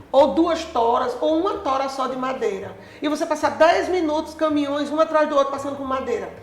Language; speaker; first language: Portuguese; native; Portuguese